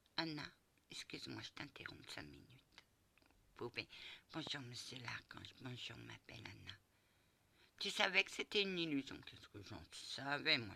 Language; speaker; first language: French; early bilingual, other home language; Portuguese